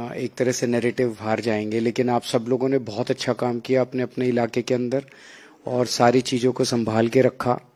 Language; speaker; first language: Hindi; native; Hindi